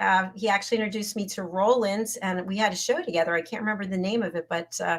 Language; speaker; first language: English; native; English